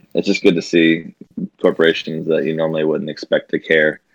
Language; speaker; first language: English; native; English